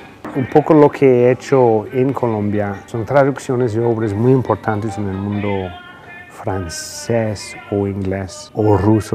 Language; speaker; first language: Spanish; non-native, fluent; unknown